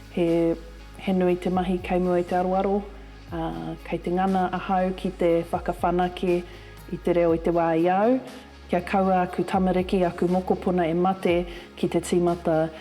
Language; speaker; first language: Māori; non-native, local second language; English